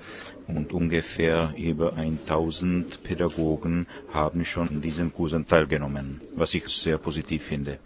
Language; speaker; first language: German; non-native, fluent; Czech